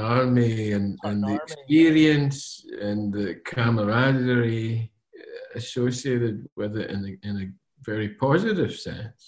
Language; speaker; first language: English; native; English